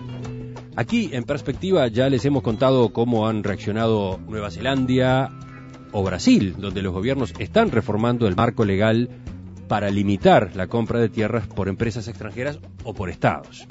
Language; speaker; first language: Spanish; native; Spanish